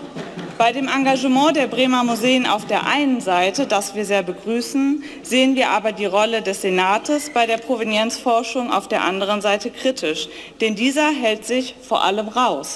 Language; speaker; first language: German; native; German